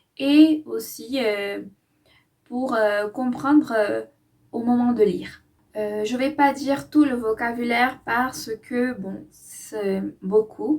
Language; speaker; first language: French; non-native, fluent; Spanish